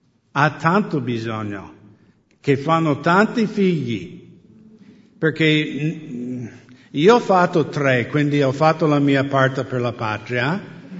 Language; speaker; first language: Italian; non-native, fluent; English